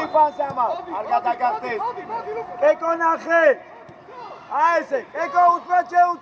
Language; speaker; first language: Georgian; native; Georgian